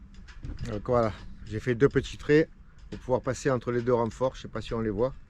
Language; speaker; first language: French; native; French